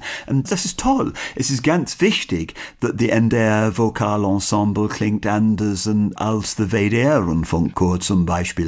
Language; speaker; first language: German; non-native, fluent; English